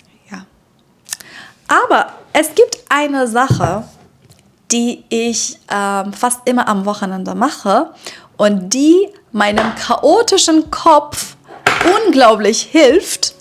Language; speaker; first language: German; non-native, fluent; Persian